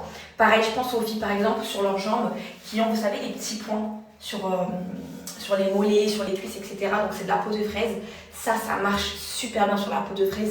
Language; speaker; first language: French; native; French